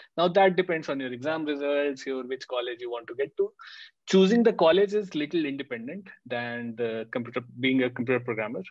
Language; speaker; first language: English; non-native, local second language; Hindi